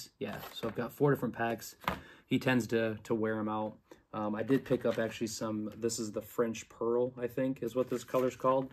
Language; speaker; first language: English; native; English